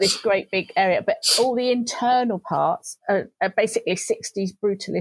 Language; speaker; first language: English; native; English